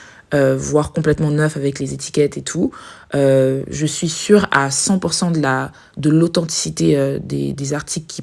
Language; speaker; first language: French; native; French